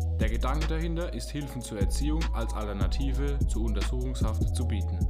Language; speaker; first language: German; native; German